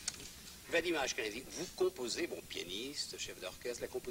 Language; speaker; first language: French; native; French